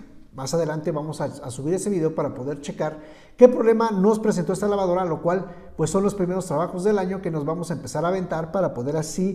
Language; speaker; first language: Spanish; native; Spanish